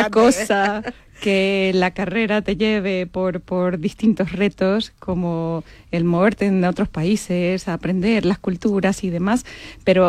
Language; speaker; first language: Spanish; native; Spanish